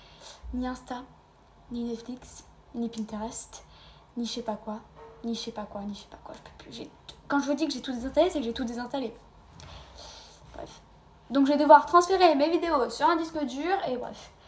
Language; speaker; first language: French; native; French